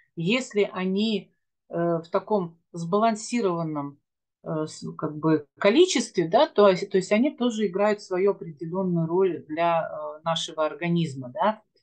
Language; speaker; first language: Russian; native; Russian